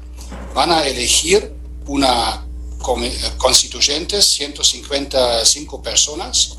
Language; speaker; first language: Spanish; non-native, fluent; German